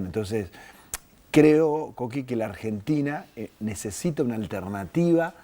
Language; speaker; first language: Spanish; native; Spanish